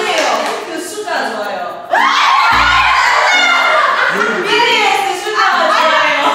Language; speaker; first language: Korean; non-native, learner; Chinese